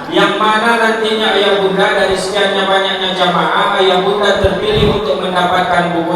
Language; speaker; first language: Indonesian; native; Indonesian